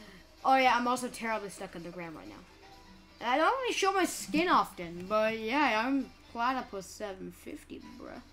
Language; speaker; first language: English; native; English